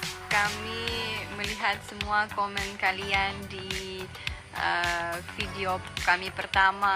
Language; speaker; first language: Indonesian; non-native, fluent; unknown